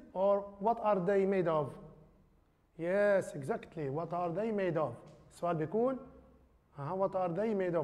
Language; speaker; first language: English; non-native, fluent; Arabic